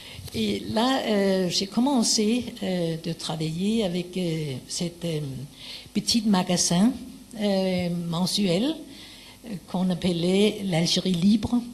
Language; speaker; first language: French; non-native, fluent; Danish